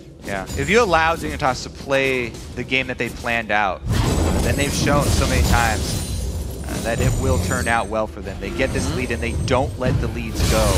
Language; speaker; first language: English; native; English